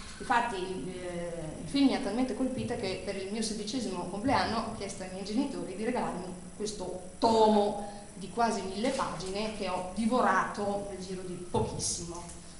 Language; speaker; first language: Italian; early bilingual, heritage; Italian